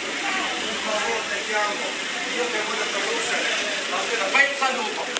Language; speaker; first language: Italian; non-native, learner; Albanian